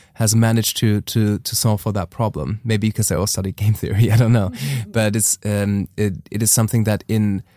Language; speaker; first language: English; non-native, fluent; German